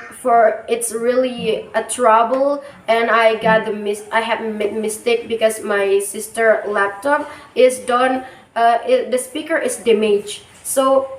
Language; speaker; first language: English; non-native, learner; Indonesian